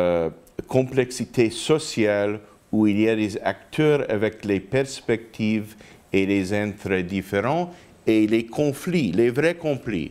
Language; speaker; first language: French; non-native, fluent; English